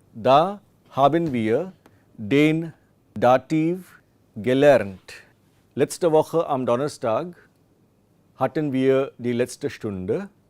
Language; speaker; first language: German; non-native, fluent; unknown